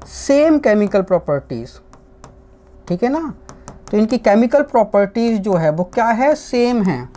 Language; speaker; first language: Hindi; non-native, local second language; Gujarati